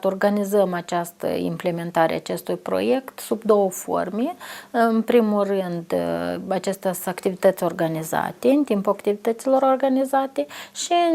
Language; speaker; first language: Romanian; native; Romanian